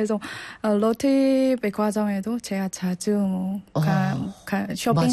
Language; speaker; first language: Korean; non-native, learner; Burmese